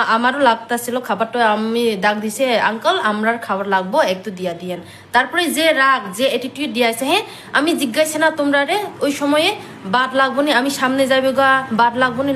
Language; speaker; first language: Bangla; non-native, local second language; Kok Borok